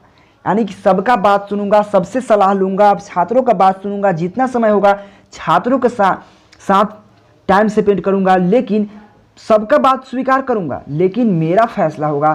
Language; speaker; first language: Hindi; native; Hindi